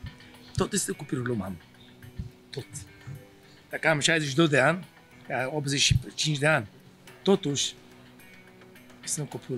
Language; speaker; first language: Romanian; non-native, learner; Arabic